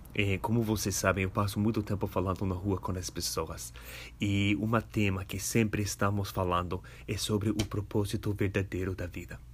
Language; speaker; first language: Portuguese; non-native, fluent; English